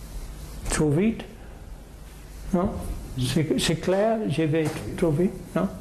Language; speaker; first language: French; non-native, fluent; English